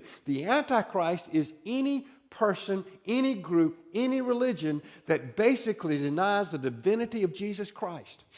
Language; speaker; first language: English; native; English